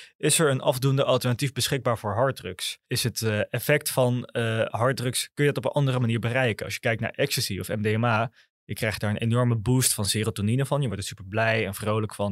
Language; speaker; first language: Dutch; native; Dutch